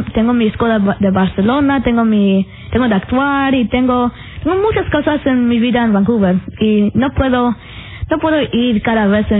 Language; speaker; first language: Spanish; early bilingual, heritage; Spanish